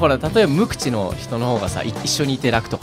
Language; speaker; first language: Japanese; native; Japanese